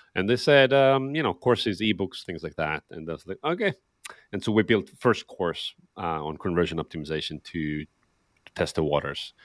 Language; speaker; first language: English; non-native, fluent; Estonian